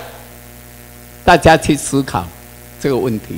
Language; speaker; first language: Chinese; non-native, local second language; Min Nan Chinese